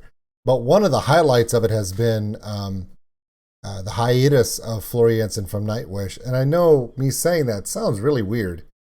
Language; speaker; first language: English; native; English